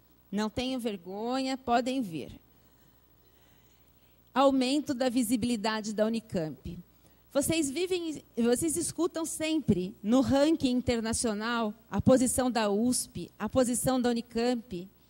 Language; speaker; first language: Portuguese; native; Portuguese